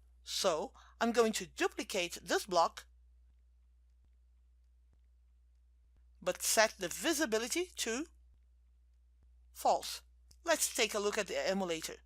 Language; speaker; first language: English; non-native, fluent; Portuguese